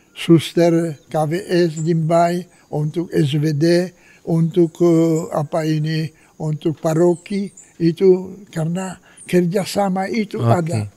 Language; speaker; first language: Indonesian; non-native, fluent; Polish